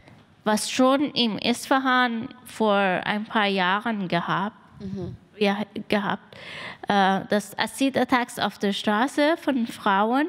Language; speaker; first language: German; non-native, learner; Persian